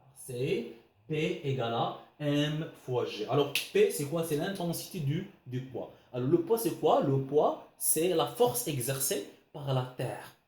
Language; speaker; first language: French; non-native, local second language; Arabic